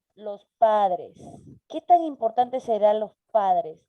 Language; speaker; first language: Spanish; native; Spanish